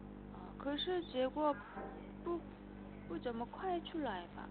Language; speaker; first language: Chinese; non-native, learner; Korean